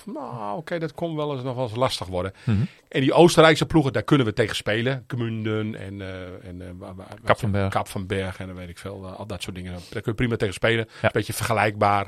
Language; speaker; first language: Dutch; native; Dutch